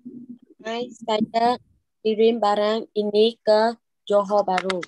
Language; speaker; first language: Indonesian; non-native, learner; Vietnamese